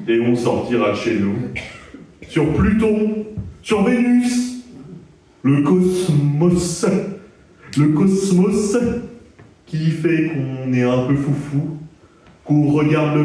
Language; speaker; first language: French; native; French